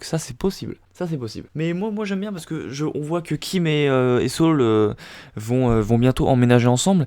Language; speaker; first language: French; native; French